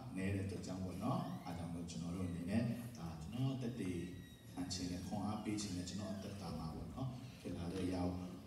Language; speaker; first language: Burmese; non-native, local second language; Tedim Chin